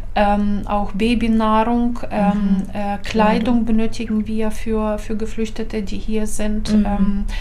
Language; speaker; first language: German; non-native, fluent; Ukrainian